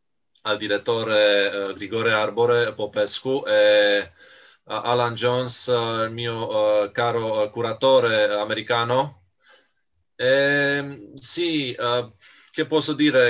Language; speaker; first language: Italian; non-native, fluent; Romanian